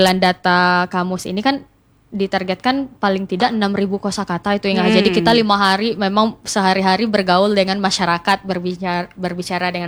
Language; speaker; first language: Indonesian; non-native, local second language; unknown